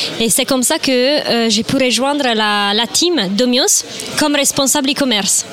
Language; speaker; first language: French; non-native, fluent; Italian